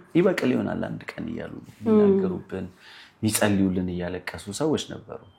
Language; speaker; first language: Amharic; native; Amharic